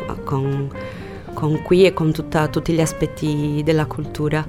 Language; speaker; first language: Italian; non-native, fluent; Portuguese